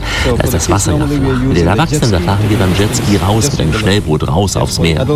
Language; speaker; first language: German; native; German